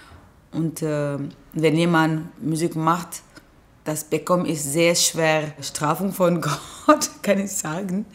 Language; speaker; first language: German; non-native, learner; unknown